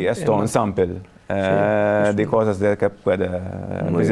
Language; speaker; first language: Spanish; non-native, fluent; Maltese